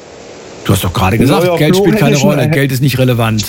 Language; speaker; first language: German; native; German